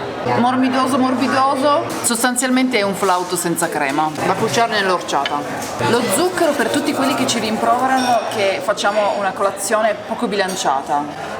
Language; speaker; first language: Italian; native; Italian